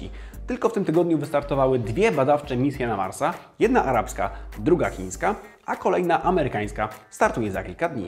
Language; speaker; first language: Polish; native; Polish